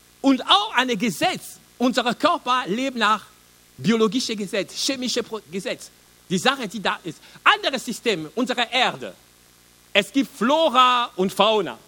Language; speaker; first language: German; non-native, learner; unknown